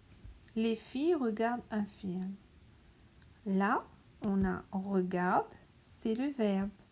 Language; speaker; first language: French; non-native, local second language; Morisyen